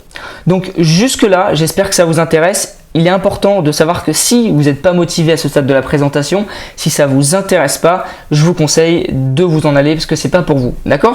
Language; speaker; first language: French; native; French